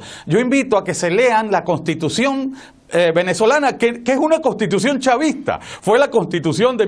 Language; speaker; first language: Spanish; native; Spanish